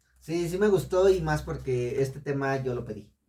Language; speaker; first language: Spanish; native; Spanish